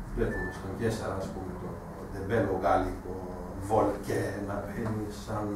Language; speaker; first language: Greek; non-native, fluent; German